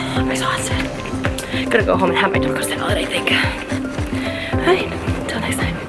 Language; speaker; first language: English; native; English